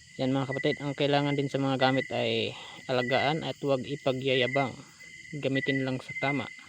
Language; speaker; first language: Filipino; non-native, local second language; Cebuano